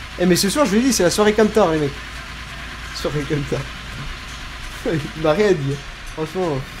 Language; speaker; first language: French; native; French